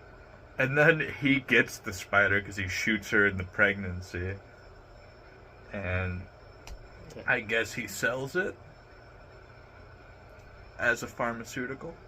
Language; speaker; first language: English; native; English